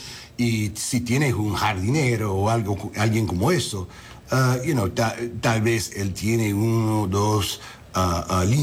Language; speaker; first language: Spanish; early bilingual, heritage; English